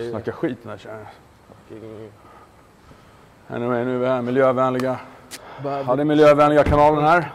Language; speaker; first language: Swedish; native; Swedish